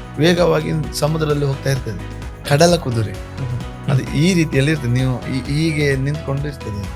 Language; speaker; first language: Kannada; native; Kannada